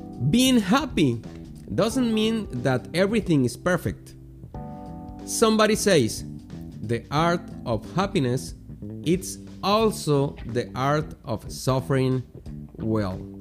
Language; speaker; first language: English; non-native, learner; Spanish